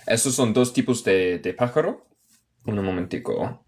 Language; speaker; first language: Spanish; non-native, learner; English